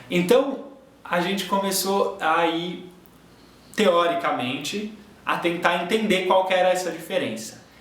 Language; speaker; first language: Portuguese; native; Portuguese